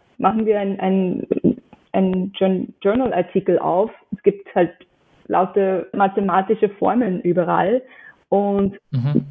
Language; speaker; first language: German; non-native, fluent; English